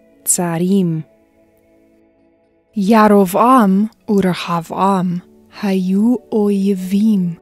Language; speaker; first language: Hebrew; non-native, fluent; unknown